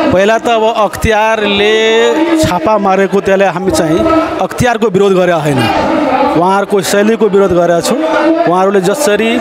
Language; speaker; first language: Nepali; non-native, local second language; Maithili